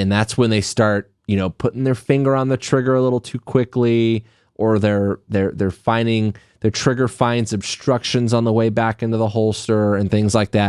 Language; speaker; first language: English; native; English